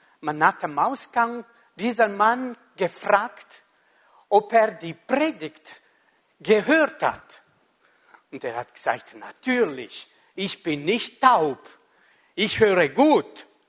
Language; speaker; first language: German; non-native, local second language; Italian